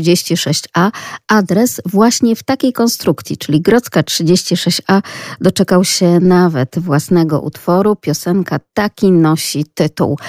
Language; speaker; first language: Polish; native; Polish